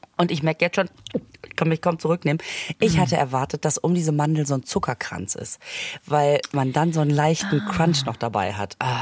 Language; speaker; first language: German; native; German